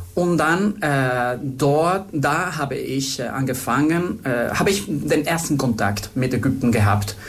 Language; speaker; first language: German; non-native, fluent; Spanish